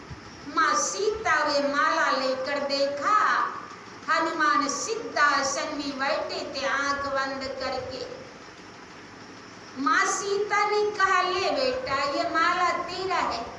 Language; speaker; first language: Hindi; native; Hindi